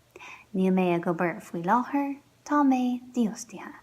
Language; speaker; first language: Irish; non-native, local second language; English